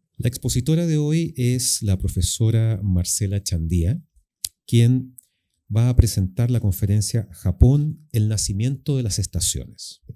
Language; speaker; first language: Spanish; native; Spanish